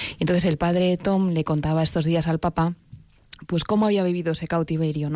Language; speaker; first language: Spanish; native; Spanish